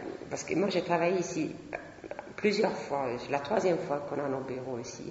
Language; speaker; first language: French; non-native, fluent; Swedish